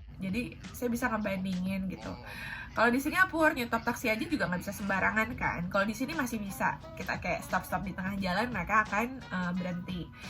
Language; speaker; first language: Indonesian; native; Indonesian